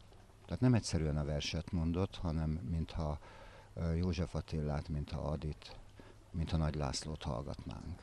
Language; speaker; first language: Hungarian; native; Hungarian